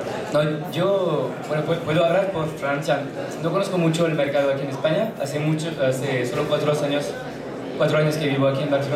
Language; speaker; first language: Spanish; non-native, fluent; French